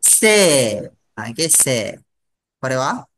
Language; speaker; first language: Japanese; non-native, fluent; Malay